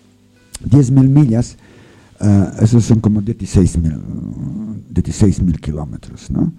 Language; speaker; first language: Spanish; non-native, learner; English